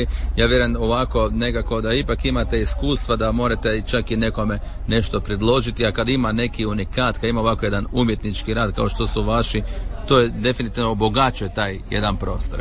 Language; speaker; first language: Serbian; native; Serbian